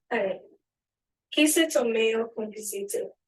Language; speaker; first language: French; non-native, learner; English